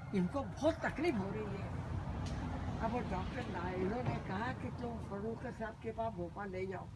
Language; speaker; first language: Hindi; non-native, local second language; Marathi